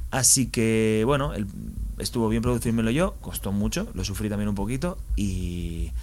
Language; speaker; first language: Spanish; native; Spanish